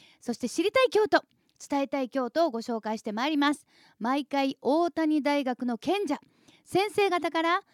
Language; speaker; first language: Japanese; native; Japanese